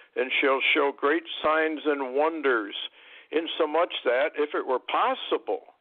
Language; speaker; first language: English; native; English